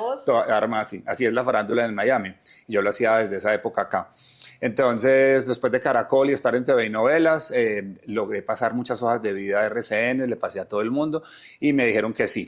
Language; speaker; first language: Spanish; native; Spanish